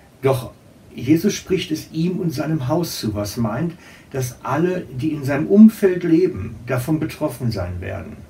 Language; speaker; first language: German; native; German